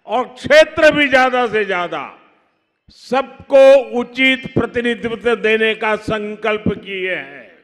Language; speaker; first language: Hindi; non-native, local second language; Gujarati